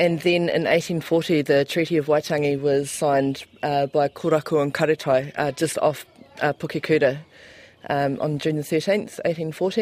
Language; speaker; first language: English; native; English